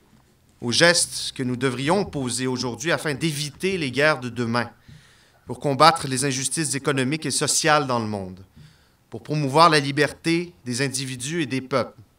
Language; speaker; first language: French; native; French